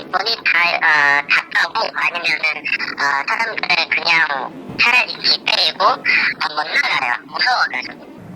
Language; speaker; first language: Korean; non-native, fluent; Chinese